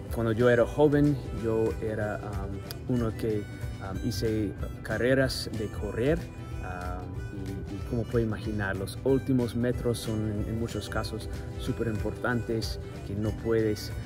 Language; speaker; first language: Spanish; non-native, fluent; English